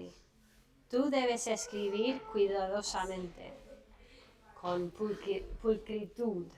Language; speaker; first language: Spanish; non-native, fluent; English